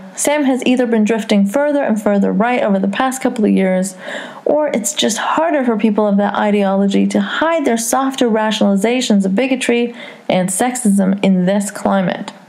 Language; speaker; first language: English; native; English